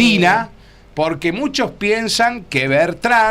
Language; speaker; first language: Spanish; native; Spanish